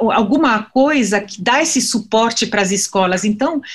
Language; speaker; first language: Portuguese; non-native, fluent; French